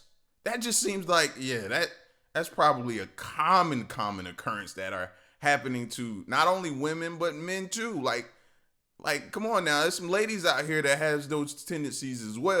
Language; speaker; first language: English; native; English